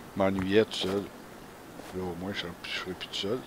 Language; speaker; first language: French; native; French